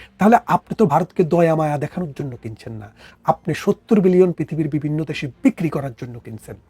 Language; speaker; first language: Bangla; native; Bangla